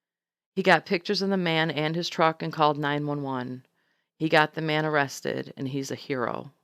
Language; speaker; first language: English; native; English